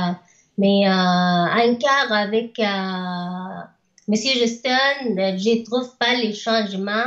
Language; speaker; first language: French; non-native, learner; Arabic